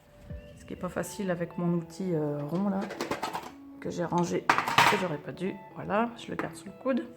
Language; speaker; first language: French; native; French